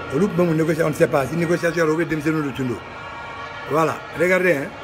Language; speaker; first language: French; non-native, local second language; Bambara